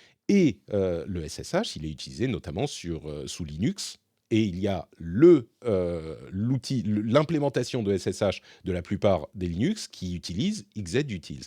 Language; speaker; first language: French; native; French